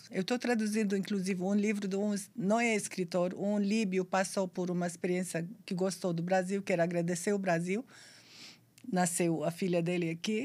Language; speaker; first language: Portuguese; non-native, fluent; Arabic